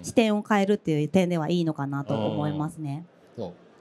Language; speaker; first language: Japanese; native; Japanese